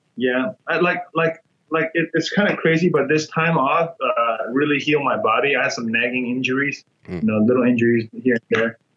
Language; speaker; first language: English; non-native, fluent; Burmese